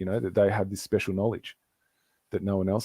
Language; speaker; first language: English; native; English